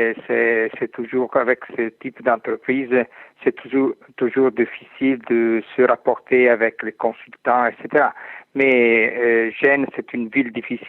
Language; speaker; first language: French; non-native, fluent; Italian